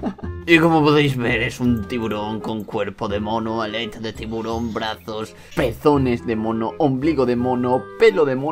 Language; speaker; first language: Spanish; native; Spanish